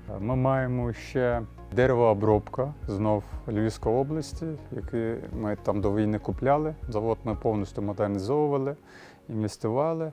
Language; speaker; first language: Ukrainian; non-native, learner; Turkish